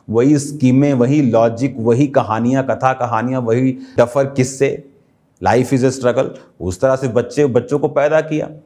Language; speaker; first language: Hindi; non-native, local second language; Punjabi